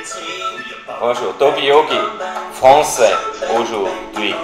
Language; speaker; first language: French; non-native, learner; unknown